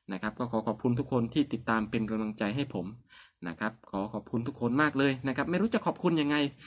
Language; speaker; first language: Thai; non-native, local second language; Northern Khmer